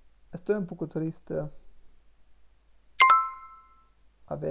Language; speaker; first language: Spanish; non-native, learner; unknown